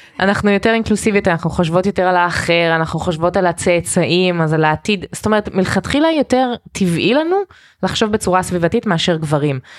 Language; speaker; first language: Hebrew; early bilingual, heritage; Hebrew